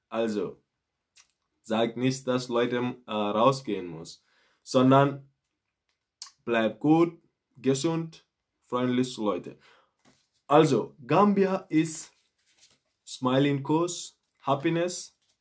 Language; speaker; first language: German; non-native, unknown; Mandingo